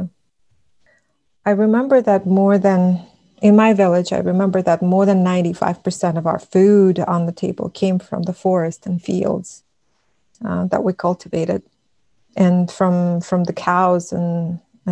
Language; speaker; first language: English; non-native, fluent; Buriat